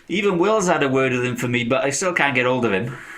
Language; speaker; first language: English; native; English